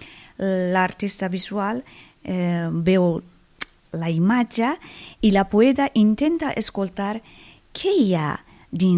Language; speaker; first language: Catalan; non-native, fluent; Persian